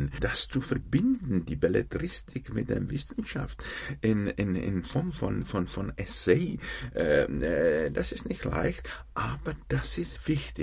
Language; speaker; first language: German; non-native, fluent; Czech